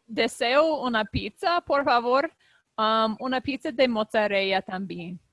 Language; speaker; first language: Spanish; non-native, learner; English